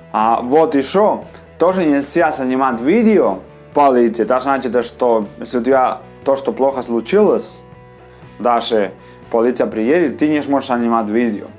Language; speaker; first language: Russian; non-native, fluent; Spanish